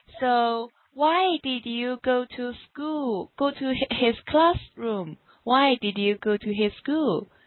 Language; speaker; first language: English; non-native, fluent; Chinese